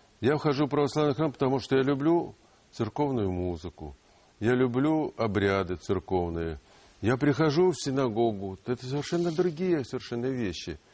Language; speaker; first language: Russian; non-native, local second language; Ukrainian